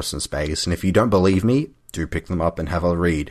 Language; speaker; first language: English; native; English